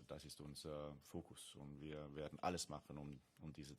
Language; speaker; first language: German; non-native, learner; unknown